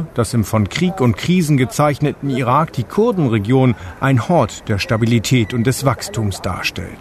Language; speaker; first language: German; native; German